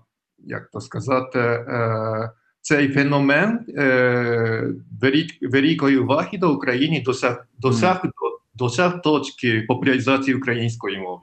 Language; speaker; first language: Ukrainian; non-native, fluent; Japanese